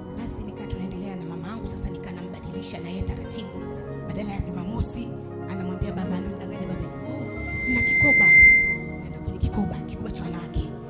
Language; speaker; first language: Swahili; native; Swahili